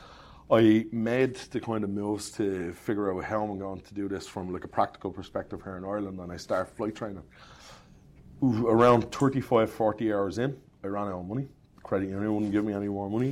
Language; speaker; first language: English; native; English